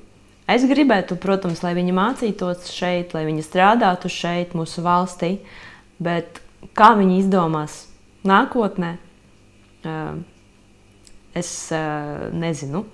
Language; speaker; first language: Latvian; non-native, local second language; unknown